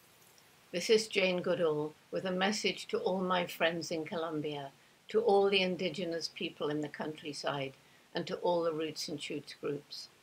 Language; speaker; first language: English; native; English